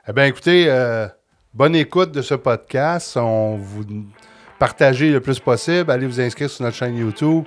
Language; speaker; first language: French; native; French